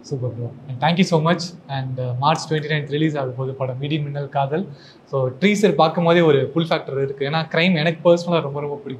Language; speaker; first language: Tamil; native; Tamil